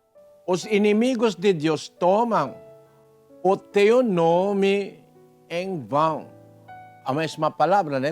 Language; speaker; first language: Portuguese; non-native, fluent; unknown